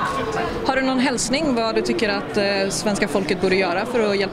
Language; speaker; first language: Swedish; native; Swedish